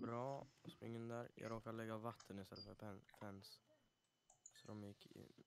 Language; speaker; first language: Swedish; native; Swedish